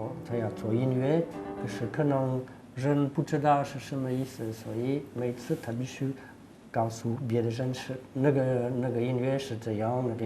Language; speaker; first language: Chinese; non-native, learner; French